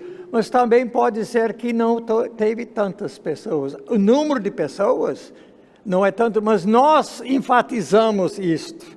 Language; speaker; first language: Portuguese; non-native, fluent; English